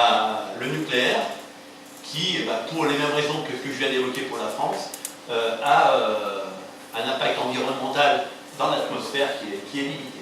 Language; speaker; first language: French; native; French